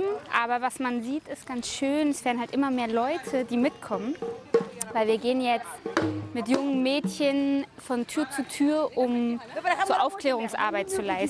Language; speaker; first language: German; native; German